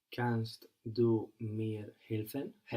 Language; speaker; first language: German; non-native, learner; English